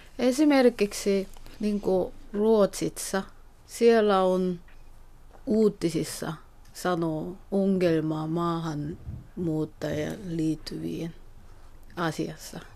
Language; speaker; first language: Finnish; non-native, learner; Korean